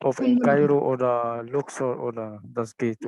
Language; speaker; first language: German; non-native, fluent; Arabic